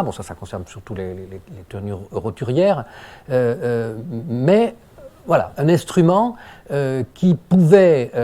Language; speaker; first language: French; native; French